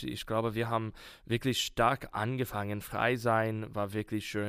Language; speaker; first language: German; non-native, learner; English